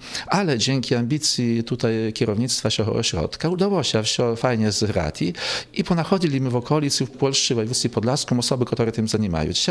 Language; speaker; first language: Polish; native; Polish